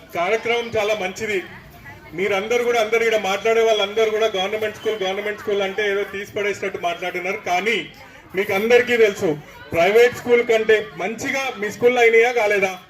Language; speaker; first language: Telugu; native; Telugu